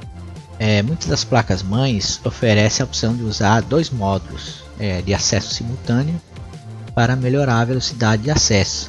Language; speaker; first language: Portuguese; native; Portuguese